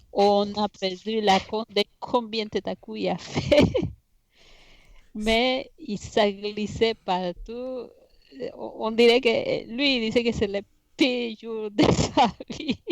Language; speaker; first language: French; non-native, fluent; Spanish